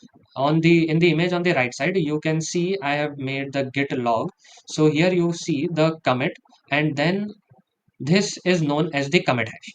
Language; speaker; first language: English; non-native, local second language; Hindi